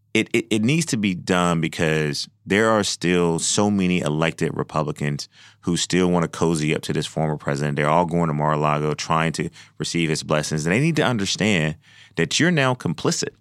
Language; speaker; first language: English; native; English